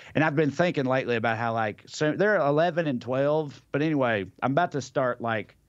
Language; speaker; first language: English; native; English